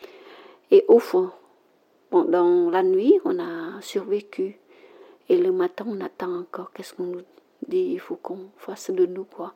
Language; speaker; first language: French; non-native, learner; Khmer